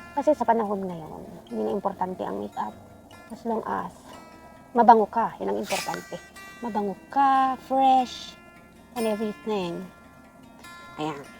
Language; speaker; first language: Filipino; non-native, local second language; Iloko